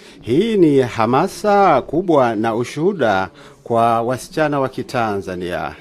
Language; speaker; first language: Swahili; native; Swahili